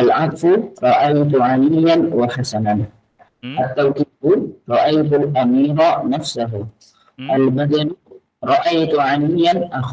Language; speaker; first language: Arabic; non-native, learner; Indonesian